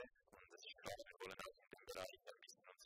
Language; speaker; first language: German; non-native, local second language; Italian